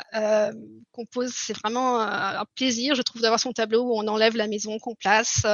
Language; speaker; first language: French; early bilingual, heritage; German